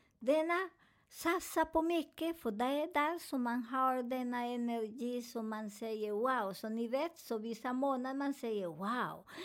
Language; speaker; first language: Swedish; non-native, learner; Spanish